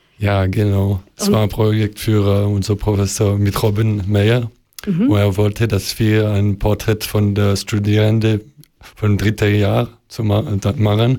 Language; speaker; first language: German; non-native, learner; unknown